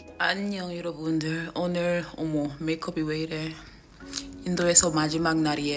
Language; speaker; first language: Korean; non-native, fluent; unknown